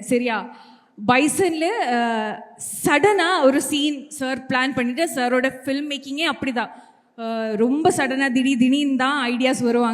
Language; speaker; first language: Tamil; non-native, learner; Malayalam